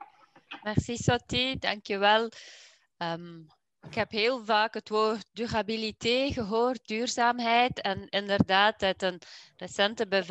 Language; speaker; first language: Dutch; native; Dutch